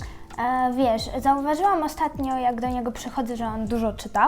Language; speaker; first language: Polish; early bilingual, other home language; Ukrainian